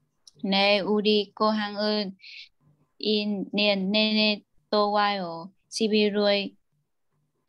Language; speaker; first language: Korean; non-native, learner; Vietnamese